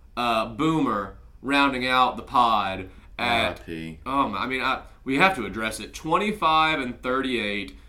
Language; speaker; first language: English; native; English